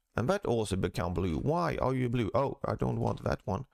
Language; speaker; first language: English; non-native, fluent; Swedish